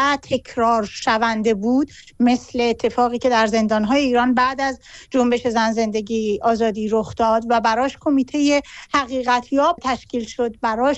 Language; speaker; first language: Persian; native; Persian